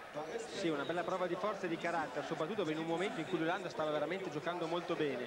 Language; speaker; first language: Italian; native; Italian